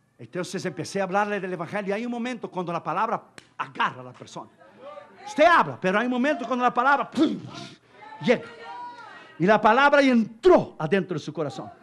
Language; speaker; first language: Spanish; non-native, fluent; Portuguese